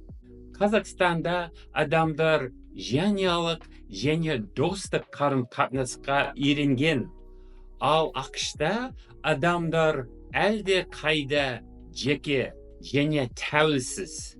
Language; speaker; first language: Kazakh; non-native, fluent; English